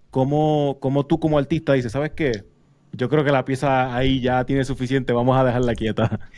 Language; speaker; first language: Spanish; native; Spanish